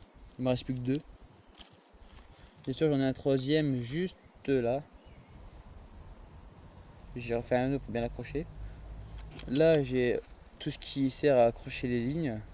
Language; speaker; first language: French; native; French